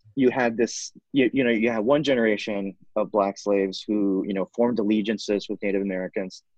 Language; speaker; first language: English; non-native, fluent; Spanish